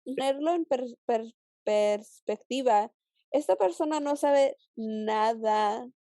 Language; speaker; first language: Spanish; early bilingual, heritage; Spanish